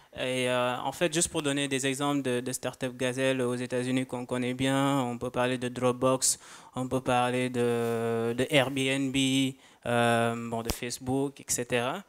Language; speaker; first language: French; non-native, local second language; Wolof